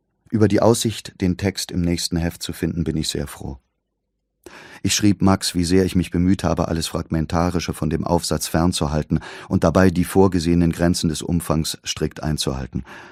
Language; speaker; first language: German; native; German